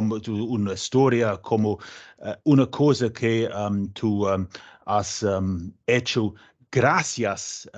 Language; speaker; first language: Spanish; non-native, learner; English